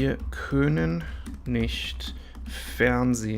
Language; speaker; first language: German; non-native, learner; English